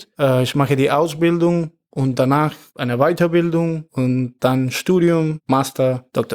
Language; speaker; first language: German; non-native, fluent; Spanish